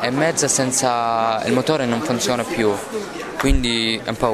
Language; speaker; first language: Italian; non-native, learner; Arabic